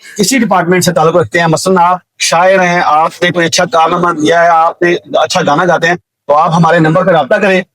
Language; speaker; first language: Urdu; native; Urdu